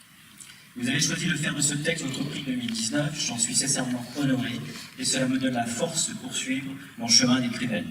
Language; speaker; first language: French; native; French